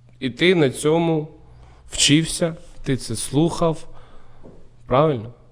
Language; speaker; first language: Ukrainian; non-native, local second language; Russian